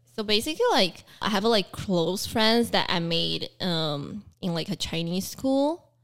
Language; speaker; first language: English; early bilingual, other home language; Portuguese